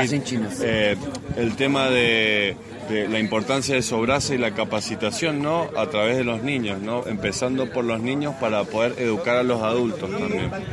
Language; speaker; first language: Spanish; native; Spanish